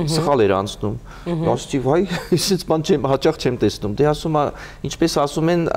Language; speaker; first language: Armenian; native; Armenian